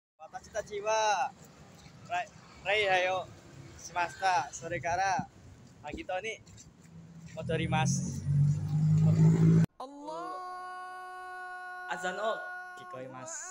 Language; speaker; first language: Japanese; non-native, learner; Indonesian